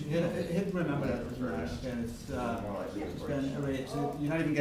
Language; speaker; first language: English; non-native, fluent; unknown